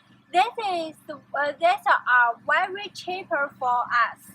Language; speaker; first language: English; non-native, learner; Chinese